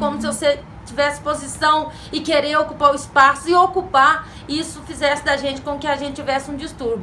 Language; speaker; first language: Portuguese; native; Portuguese